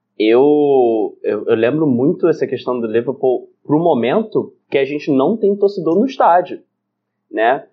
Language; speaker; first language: Portuguese; non-native, fluent; English